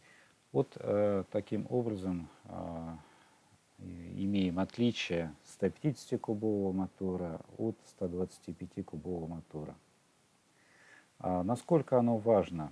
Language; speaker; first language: Russian; native; Russian